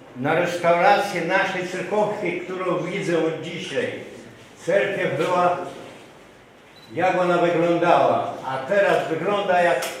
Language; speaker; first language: Polish; non-native, local second language; Rusyn